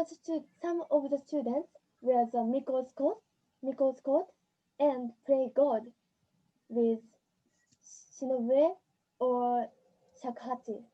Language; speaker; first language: English; non-native, learner; Japanese